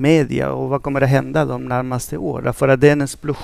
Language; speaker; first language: Swedish; non-native, fluent; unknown